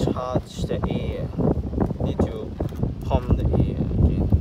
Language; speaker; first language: English; non-native, learner; Korean